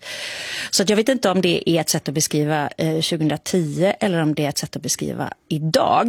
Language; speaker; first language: Swedish; native; Swedish